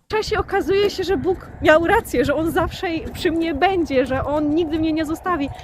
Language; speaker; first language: Polish; native; Polish